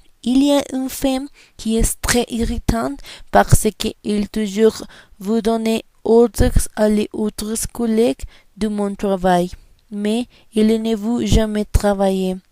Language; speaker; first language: French; non-native, learner; Spanish